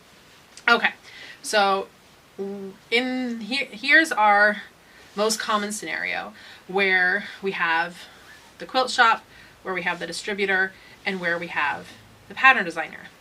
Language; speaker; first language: English; native; English